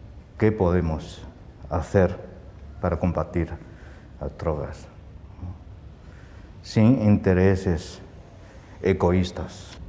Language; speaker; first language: Spanish; non-native, fluent; Chinese